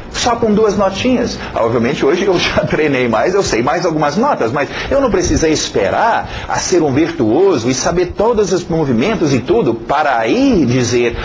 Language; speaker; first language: Portuguese; non-native, fluent; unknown